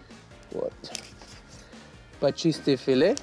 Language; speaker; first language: Russian; non-native, learner; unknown